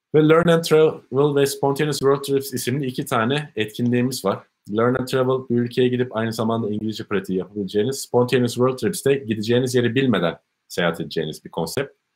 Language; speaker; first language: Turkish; native; Turkish